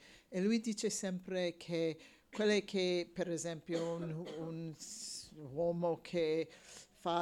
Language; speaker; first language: Italian; non-native, learner; English